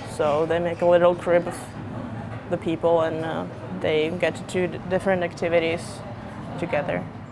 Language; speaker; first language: English; non-native, fluent; Finnish